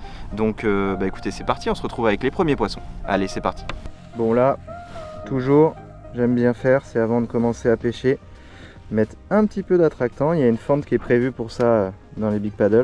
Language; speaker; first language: French; native; French